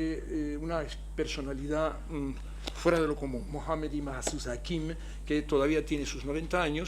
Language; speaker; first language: Spanish; native; Spanish